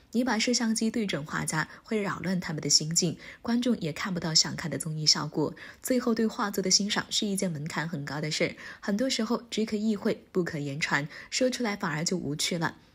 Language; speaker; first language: Chinese; native; Chinese